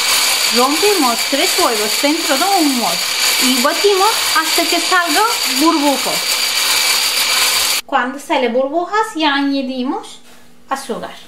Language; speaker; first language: Spanish; non-native, learner; Turkish